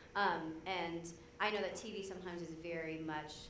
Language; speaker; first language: English; native; English